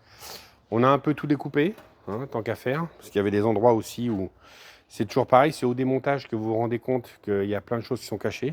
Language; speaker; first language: French; native; French